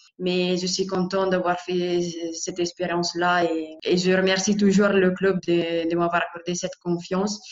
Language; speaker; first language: French; non-native, fluent; Italian